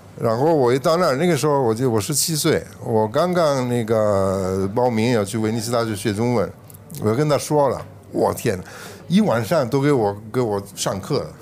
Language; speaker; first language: Chinese; non-native, fluent; Italian